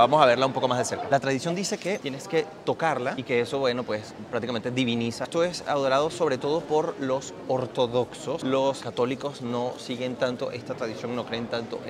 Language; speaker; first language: Spanish; native; Spanish